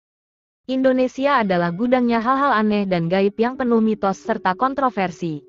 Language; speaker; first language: Indonesian; native; Indonesian